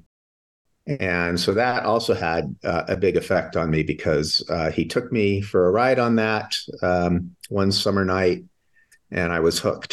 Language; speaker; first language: English; native; English